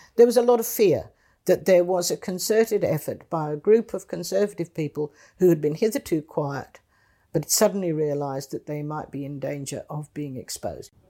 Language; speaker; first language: English; native; English